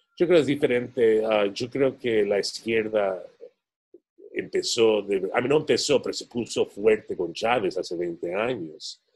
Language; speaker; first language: Spanish; non-native, fluent; English